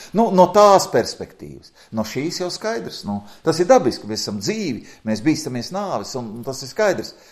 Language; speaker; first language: Latvian; native; Latvian